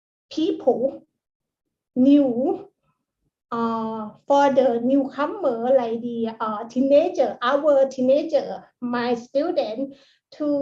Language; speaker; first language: English; non-native, learner; Thai